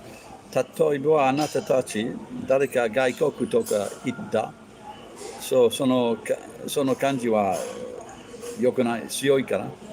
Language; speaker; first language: Japanese; non-native, learner; English